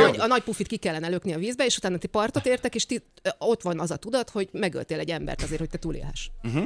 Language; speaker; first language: Hungarian; native; Hungarian